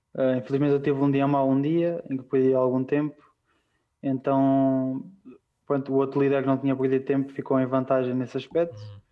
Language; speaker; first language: Portuguese; native; Portuguese